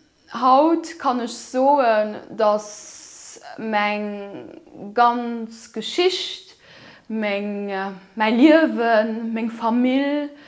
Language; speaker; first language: German; non-native, local second language; Luxembourgish